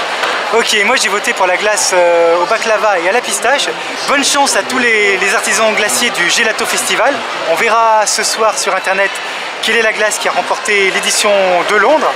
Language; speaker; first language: French; native; French